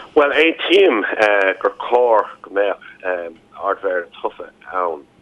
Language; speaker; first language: Irish; non-native, local second language; English